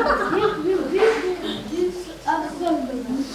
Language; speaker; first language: Icelandic; non-native, learner; Ukrainian